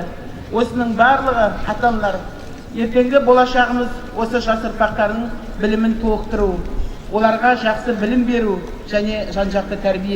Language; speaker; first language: Kazakh; native; Kazakh